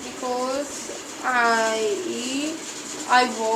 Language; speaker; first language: English; non-native, learner; Hindi